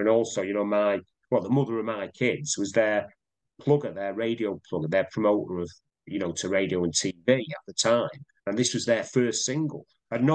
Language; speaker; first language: English; native; English